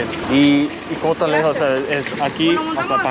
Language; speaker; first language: Spanish; non-native, learner; English